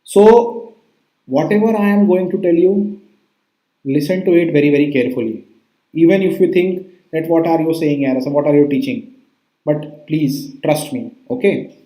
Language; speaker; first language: English; non-native, local second language; Hindi